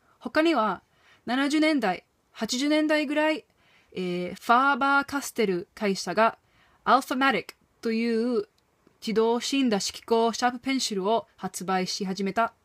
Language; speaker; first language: Japanese; non-native, fluent; English